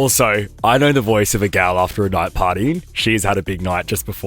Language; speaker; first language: English; native; English